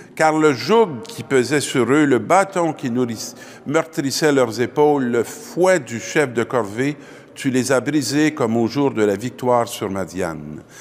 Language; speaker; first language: French; native; French